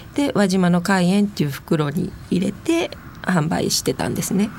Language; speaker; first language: Japanese; native; Japanese